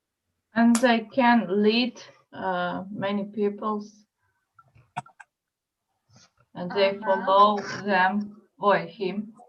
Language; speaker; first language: English; non-native, learner; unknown